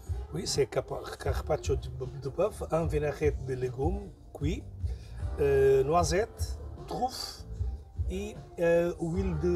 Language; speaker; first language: French; non-native, learner; Portuguese